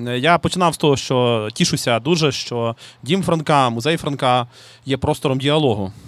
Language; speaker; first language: Ukrainian; native; Ukrainian